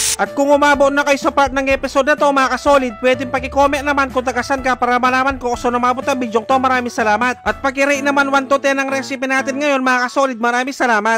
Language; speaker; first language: Filipino; non-native, local second language; Pampanga